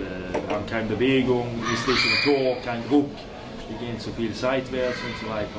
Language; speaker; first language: German; non-native, fluent; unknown